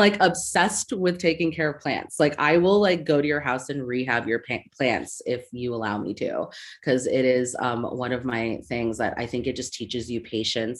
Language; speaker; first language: English; native; English